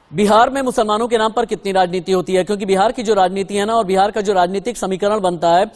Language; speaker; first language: Hindi; native; Hindi